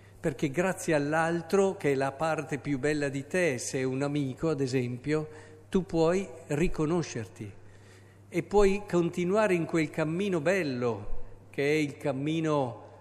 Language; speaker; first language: Italian; native; Italian